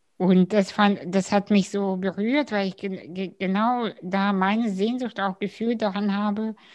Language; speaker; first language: German; early bilingual, other home language; Russian